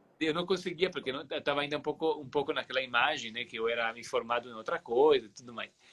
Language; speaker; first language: Portuguese; non-native, fluent; Italian